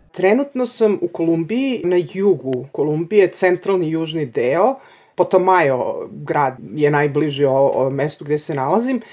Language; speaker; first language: Serbian; native; Serbian